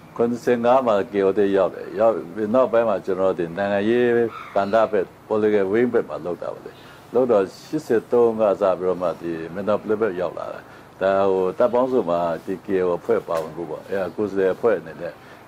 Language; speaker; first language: Burmese; non-native, local second language; Kachin